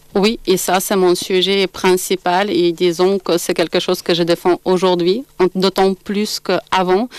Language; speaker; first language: French; non-native, fluent; Ukrainian